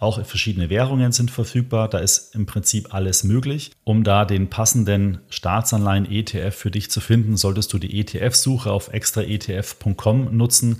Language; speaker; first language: German; native; German